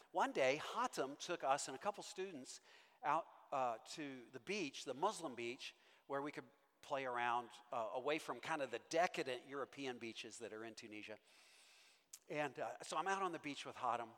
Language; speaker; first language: English; native; English